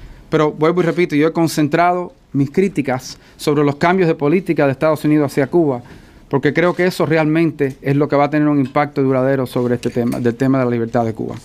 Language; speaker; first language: Spanish; early bilingual, heritage; Spanish